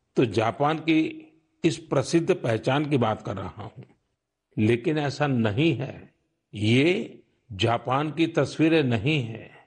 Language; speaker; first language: Hindi; non-native, local second language; Gujarati